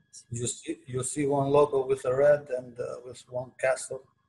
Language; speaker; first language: English; non-native, fluent; Albanian